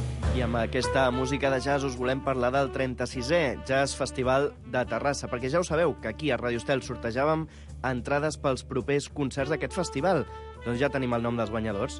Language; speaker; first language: Catalan; native; Catalan